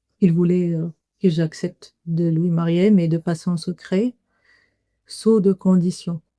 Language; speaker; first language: French; non-native, fluent; Arabic